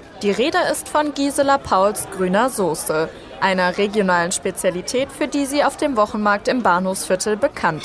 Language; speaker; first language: German; native; German